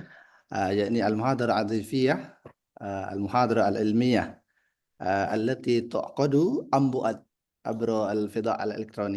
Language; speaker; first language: Arabic; non-native, fluent; Indonesian